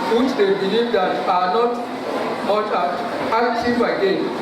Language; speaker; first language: English; non-native, local second language; Yoruba